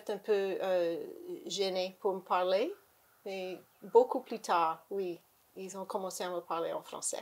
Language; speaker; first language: French; native; French